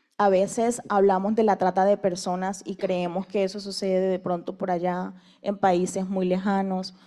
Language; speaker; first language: Spanish; native; Spanish